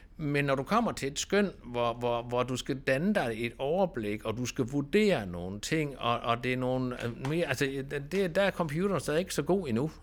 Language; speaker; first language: Danish; native; Danish